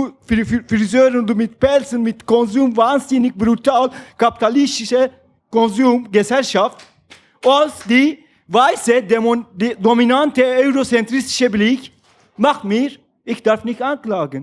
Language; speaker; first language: German; non-native, learner; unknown